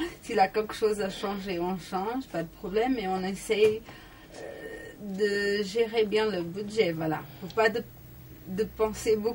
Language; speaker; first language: French; non-native, learner; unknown